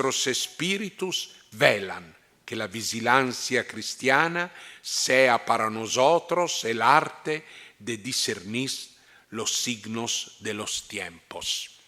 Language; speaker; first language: Spanish; non-native, fluent; Italian